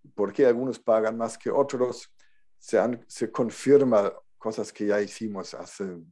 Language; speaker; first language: Spanish; non-native, fluent; German